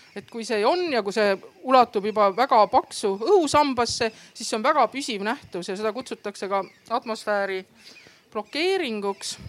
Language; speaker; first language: Estonian; native; Estonian